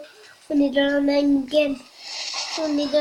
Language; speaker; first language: French; native; French